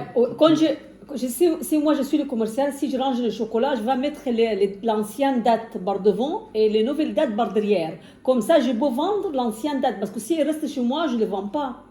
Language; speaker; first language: French; non-native, fluent; Arabic